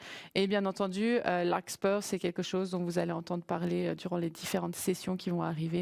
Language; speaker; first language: French; native; French